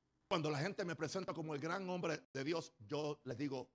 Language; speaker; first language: Spanish; native; Spanish